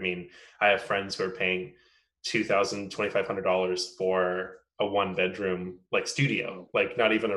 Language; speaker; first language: English; native; English